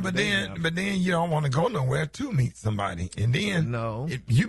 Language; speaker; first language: English; native; English